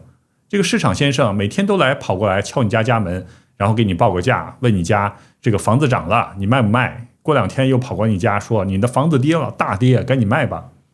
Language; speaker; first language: Chinese; native; Chinese